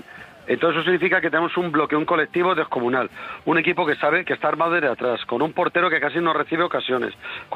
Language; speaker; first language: Spanish; native; Spanish